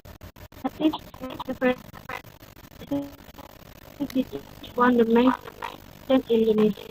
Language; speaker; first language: English; non-native, learner; Indonesian